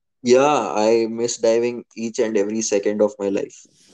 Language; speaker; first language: English; non-native, local second language; Hindi